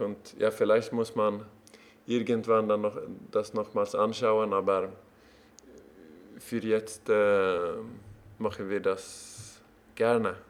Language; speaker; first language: German; non-native, learner; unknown